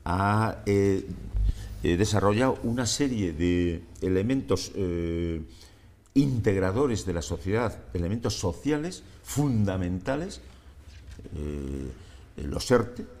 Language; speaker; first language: Spanish; native; Spanish